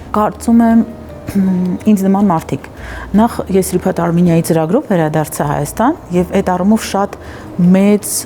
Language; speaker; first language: Armenian; native; Armenian